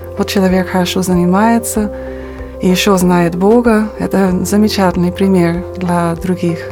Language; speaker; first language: Russian; non-native, fluent; English